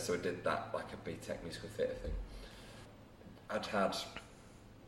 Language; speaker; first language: English; native; English